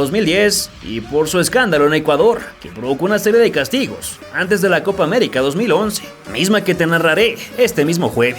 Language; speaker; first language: Spanish; native; Spanish